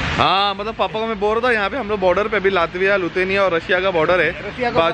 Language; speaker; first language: Hindi; native; Hindi